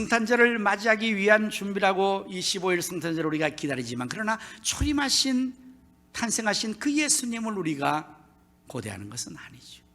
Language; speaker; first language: Korean; native; Korean